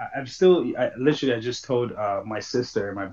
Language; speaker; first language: English; non-native, local second language; Yoruba